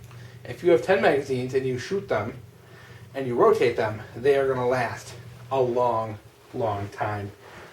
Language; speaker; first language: English; native; English